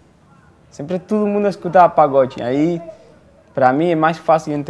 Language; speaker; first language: Portuguese; non-native, fluent; Spanish